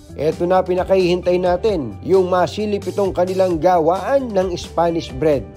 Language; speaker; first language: Filipino; native; Filipino